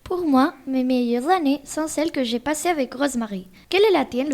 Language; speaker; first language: French; non-native, fluent; Spanish